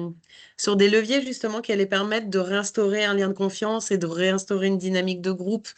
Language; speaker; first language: French; native; French